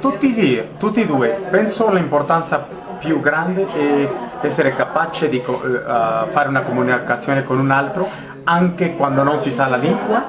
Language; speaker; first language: Italian; non-native, fluent; Spanish